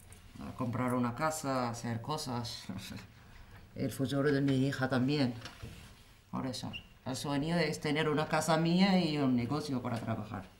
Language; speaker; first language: Spanish; non-native, fluent; Arabic